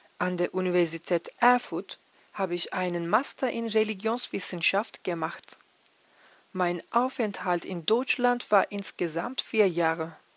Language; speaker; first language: German; non-native, fluent; Turkish